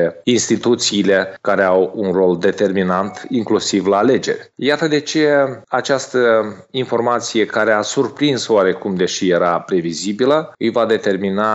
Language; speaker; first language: Romanian; native; Romanian